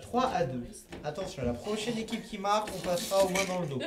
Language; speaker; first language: French; native; French